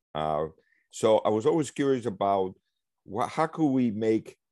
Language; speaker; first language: English; early bilingual, other home language; Spanish